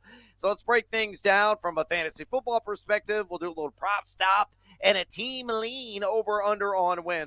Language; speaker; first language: English; native; English